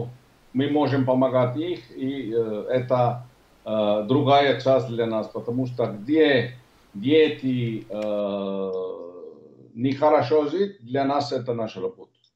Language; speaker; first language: Russian; non-native, learner; Italian